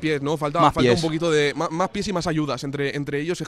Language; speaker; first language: Spanish; native; Spanish